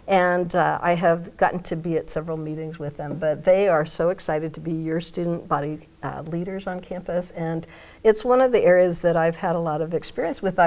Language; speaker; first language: English; native; English